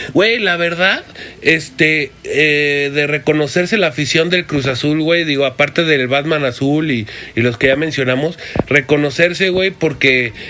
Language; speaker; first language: Spanish; native; Spanish